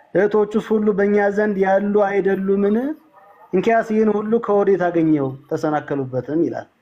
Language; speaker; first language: Amharic; native; Amharic